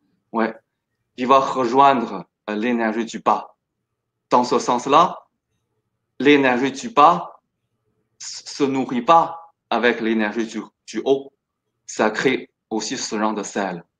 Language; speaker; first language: French; non-native, fluent; Chinese